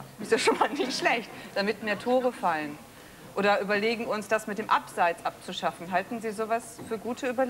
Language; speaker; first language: German; native; German